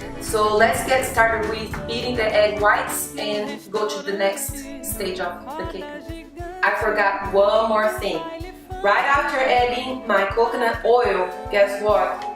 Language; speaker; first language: English; non-native, fluent; Portuguese